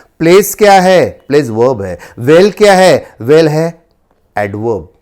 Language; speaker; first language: Hindi; non-native, local second language; Marathi